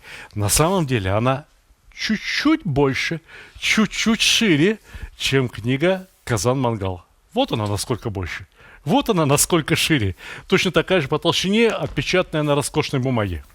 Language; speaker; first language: Russian; native; Russian